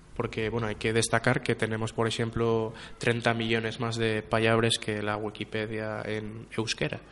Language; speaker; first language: Spanish; native; Spanish